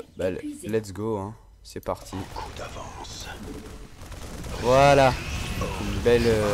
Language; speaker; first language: French; native; French